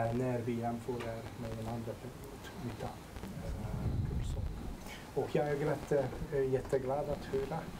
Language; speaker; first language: Swedish; non-native, fluent; Hungarian